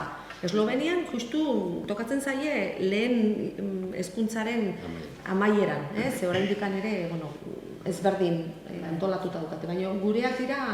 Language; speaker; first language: Basque; native; Basque